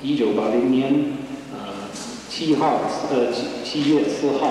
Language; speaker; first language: Chinese; non-native, learner; English